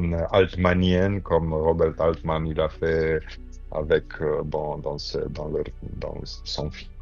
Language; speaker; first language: French; non-native, fluent; Romanian